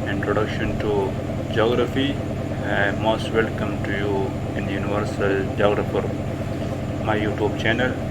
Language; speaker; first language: English; non-native, local second language; Urdu